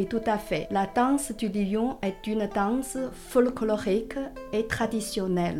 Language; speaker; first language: French; non-native, fluent; Chinese